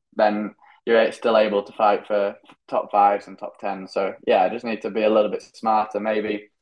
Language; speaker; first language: English; native; English